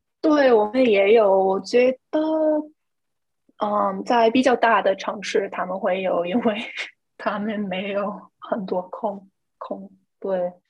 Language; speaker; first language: Chinese; non-native, fluent; English